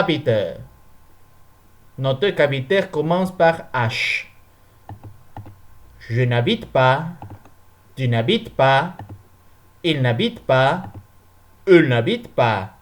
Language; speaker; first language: French; non-native, learner; Spanish